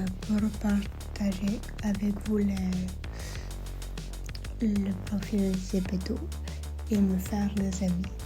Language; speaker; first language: French; non-native, learner; Spanish